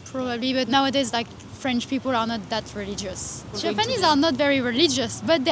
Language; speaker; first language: English; non-native, fluent; French